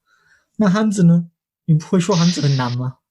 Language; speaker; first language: Chinese; non-native, fluent; English